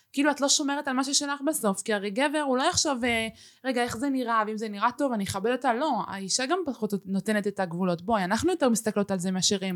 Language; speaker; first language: Hebrew; early bilingual, other home language; Spanish